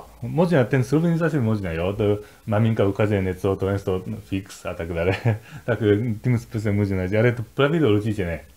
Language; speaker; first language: Czech; non-native, fluent; Japanese